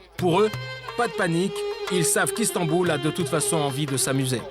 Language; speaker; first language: French; native; French